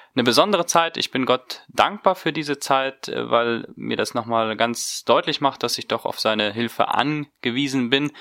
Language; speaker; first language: German; early bilingual, heritage; Spanish